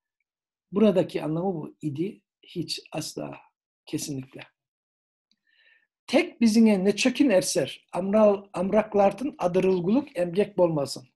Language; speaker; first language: Turkish; native; Turkish